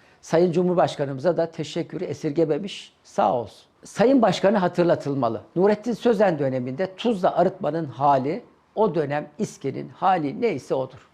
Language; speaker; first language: Turkish; native; Turkish